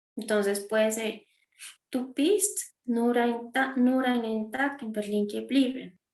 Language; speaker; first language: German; non-native, fluent; Spanish